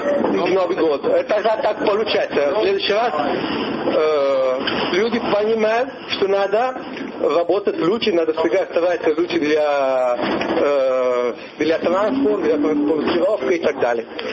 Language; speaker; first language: Russian; non-native, learner; Italian